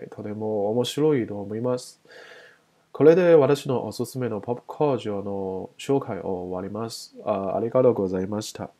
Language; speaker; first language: Japanese; non-native, learner; Chinese